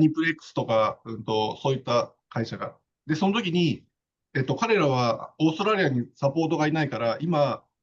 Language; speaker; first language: Japanese; native; Japanese